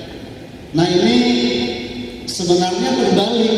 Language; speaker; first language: Indonesian; non-native, local second language; Banjar